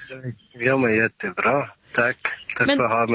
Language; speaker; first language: Swedish; non-native, learner; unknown